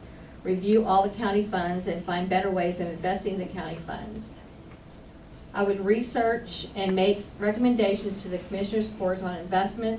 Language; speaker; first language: English; native; English